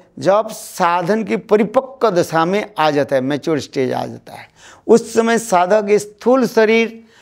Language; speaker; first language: Hindi; non-native, local second language; Bangla